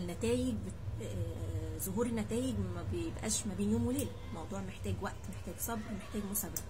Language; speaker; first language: Arabic; native; Arabic